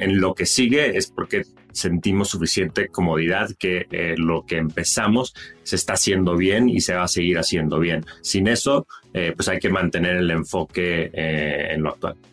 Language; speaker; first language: Spanish; native; Spanish